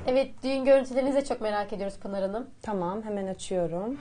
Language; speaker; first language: Turkish; native; Turkish